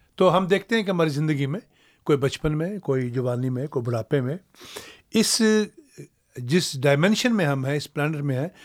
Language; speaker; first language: Urdu; native; Urdu